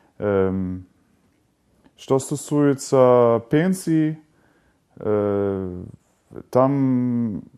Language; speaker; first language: Ukrainian; non-native, fluent; German